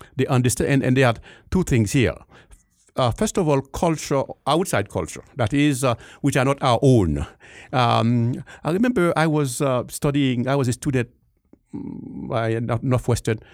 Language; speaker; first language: English; non-native, fluent; Haitian Creole